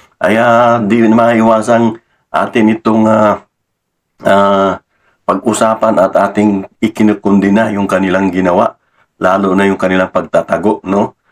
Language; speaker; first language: Filipino; non-native, local second language; Cebuano